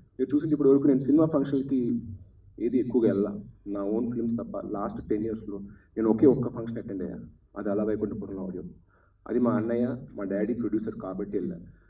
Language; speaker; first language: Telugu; native; Telugu